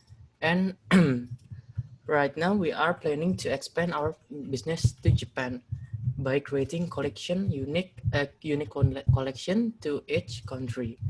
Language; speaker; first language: English; non-native, learner; Indonesian